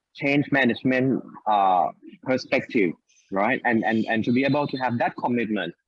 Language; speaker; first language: English; non-native, fluent; Thai